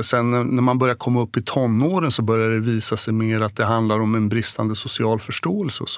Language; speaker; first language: Swedish; native; Swedish